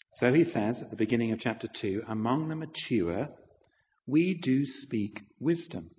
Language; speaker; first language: English; native; English